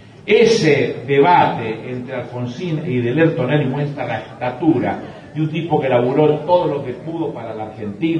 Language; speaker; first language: Spanish; native; Spanish